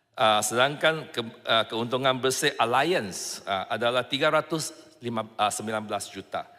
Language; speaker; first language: Malay; non-native, local second language; Chinese